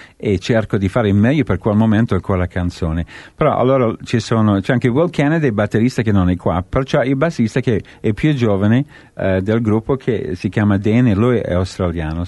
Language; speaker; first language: Italian; non-native, fluent; English